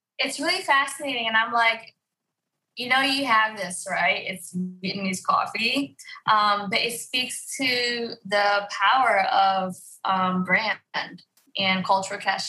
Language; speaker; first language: English; early bilingual, other home language; Vietnamese